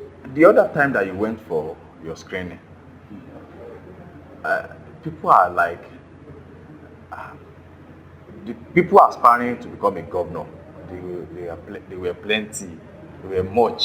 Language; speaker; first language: English; non-native, local second language; Yoruba